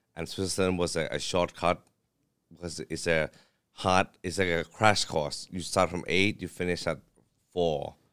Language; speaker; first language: English; early bilingual, other home language; Thai